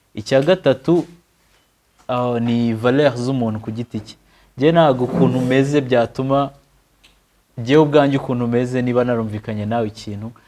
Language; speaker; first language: Kinyarwanda; native; Kinyarwanda